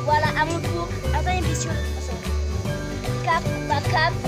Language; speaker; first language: French; native; French